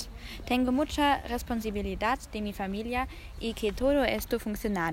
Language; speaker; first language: Spanish; non-native, learner; German